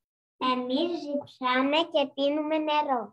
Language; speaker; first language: Greek; non-native, learner; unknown